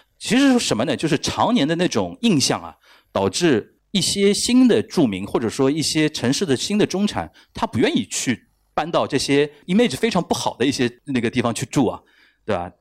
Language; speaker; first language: Chinese; native; Chinese